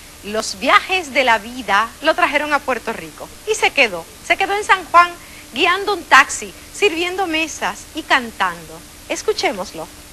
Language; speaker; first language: Spanish; native; Spanish